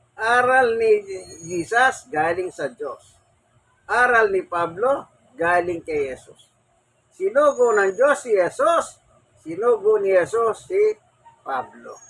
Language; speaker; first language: Filipino; native; Filipino